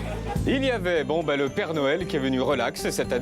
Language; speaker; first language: French; native; French